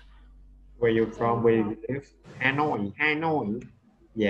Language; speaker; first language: English; non-native, learner; Vietnamese